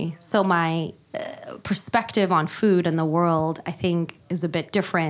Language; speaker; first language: English; early bilingual, other home language; Kannada